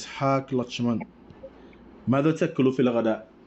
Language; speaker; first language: Arabic; non-native, fluent; English